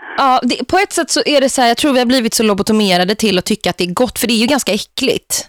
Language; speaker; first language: Swedish; native; Swedish